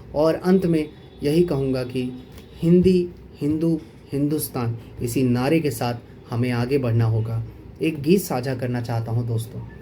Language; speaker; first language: Hindi; native; Hindi